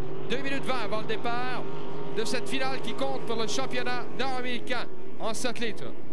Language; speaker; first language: French; native; French